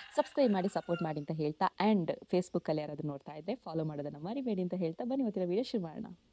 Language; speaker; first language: Kannada; non-native, local second language; Tulu